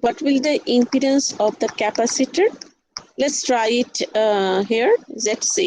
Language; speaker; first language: English; non-native, local second language; Bangla